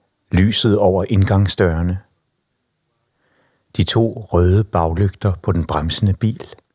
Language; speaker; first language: Danish; native; Danish